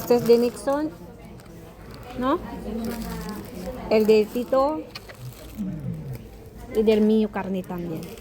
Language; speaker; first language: Spanish; early bilingual, other home language; Filipino